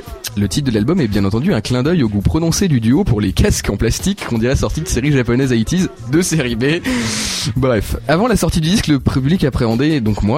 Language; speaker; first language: French; native; French